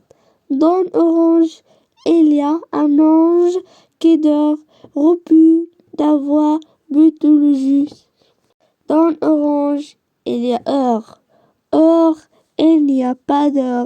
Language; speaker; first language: French; non-native, learner; Arabic